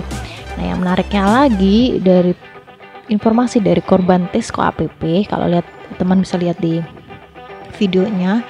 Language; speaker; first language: Indonesian; native; Indonesian